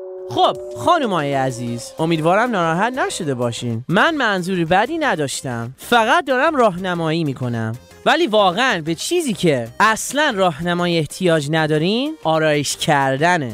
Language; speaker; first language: Persian; non-native, learner; English